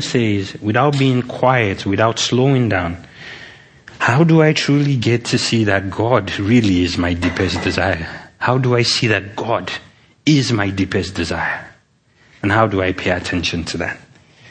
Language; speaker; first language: English; non-native, local second language; Yoruba